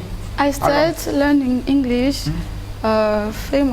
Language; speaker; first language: English; non-native, learner; French